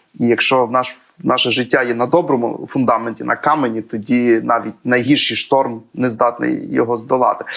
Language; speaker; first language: Ukrainian; native; Ukrainian